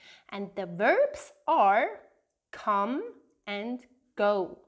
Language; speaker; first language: English; non-native, fluent; Swiss German